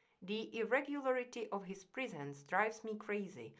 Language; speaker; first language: English; non-native, fluent; Czech